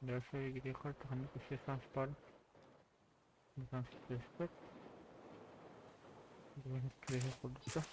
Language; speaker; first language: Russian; non-native, local second language; Yakut